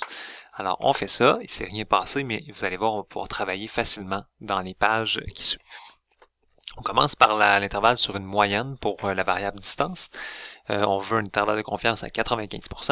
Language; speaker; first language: French; native; French